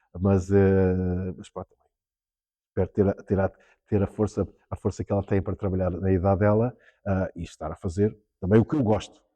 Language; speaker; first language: Portuguese; early bilingual, heritage; Portuguese